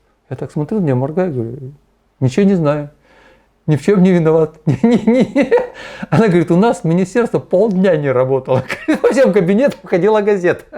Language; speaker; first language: Russian; native; Russian